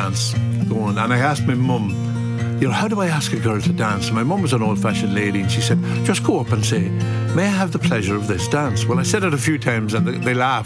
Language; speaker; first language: English; native; English